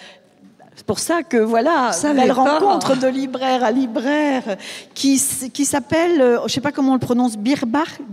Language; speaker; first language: French; native; French